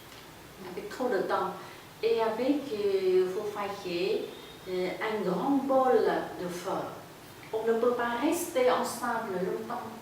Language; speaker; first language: French; non-native, fluent; Vietnamese